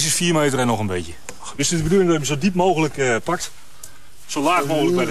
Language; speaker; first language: Dutch; native; Dutch